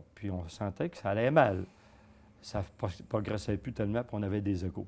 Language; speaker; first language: French; native; French